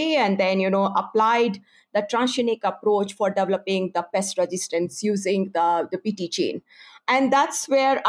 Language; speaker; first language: English; non-native, local second language; Hindi